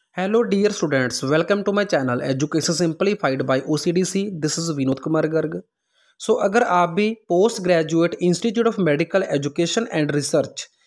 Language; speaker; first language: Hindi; non-native, local second language; Punjabi